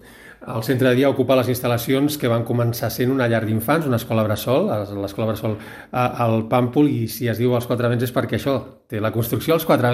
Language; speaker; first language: Catalan; native; Catalan